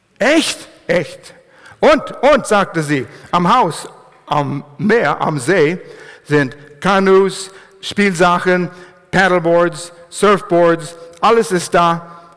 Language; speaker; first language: German; non-native, fluent; English